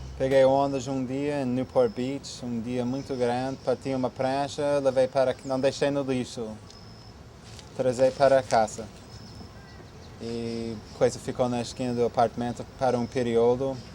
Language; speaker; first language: Portuguese; non-native, fluent; English